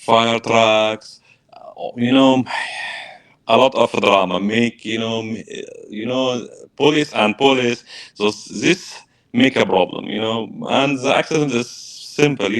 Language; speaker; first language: English; non-native, learner; Arabic